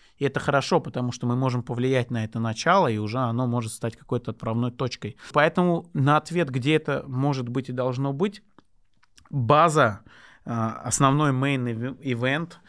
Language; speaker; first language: Russian; non-native, local second language; Lezghian